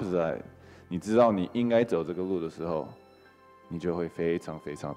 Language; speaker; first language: Chinese; early bilingual, heritage; English